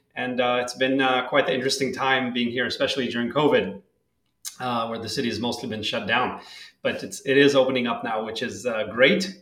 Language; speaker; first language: English; non-native, fluent; Hebrew